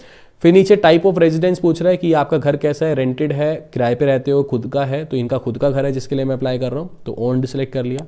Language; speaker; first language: Hindi; native; Hindi